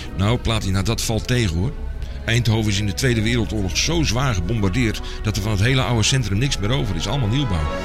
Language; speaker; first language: Dutch; native; Dutch